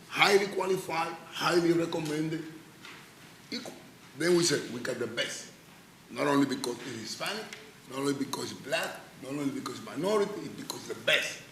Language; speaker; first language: English; non-native, fluent; Spanish